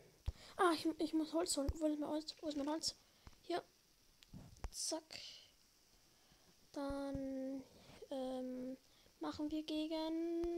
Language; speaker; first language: German; native; German